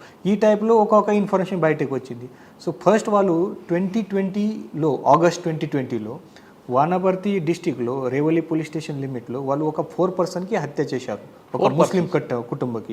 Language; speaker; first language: Telugu; non-native, fluent; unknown